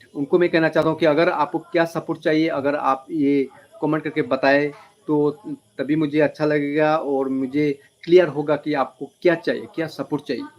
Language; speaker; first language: Hindi; non-native, local second language; Bangla